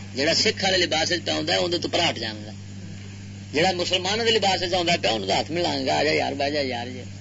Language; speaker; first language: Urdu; non-native, local second language; Punjabi